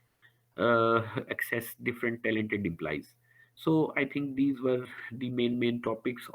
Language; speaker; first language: English; non-native, local second language; Urdu